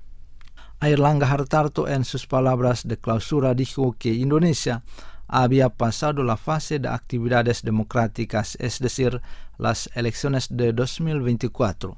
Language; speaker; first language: Spanish; non-native, fluent; Indonesian